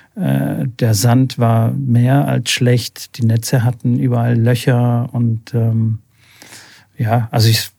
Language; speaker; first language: German; early bilingual, other home language; Bulgarian